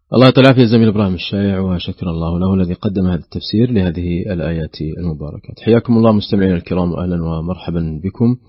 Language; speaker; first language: Arabic; native; Arabic